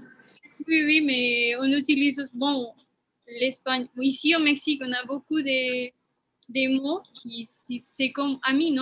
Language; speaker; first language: French; non-native, fluent; Spanish